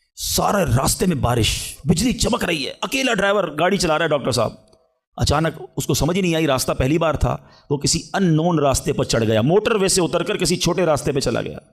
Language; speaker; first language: Urdu; native; Urdu